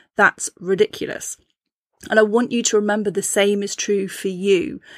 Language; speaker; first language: English; native; English